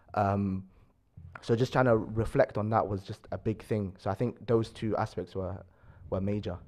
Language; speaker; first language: English; native; English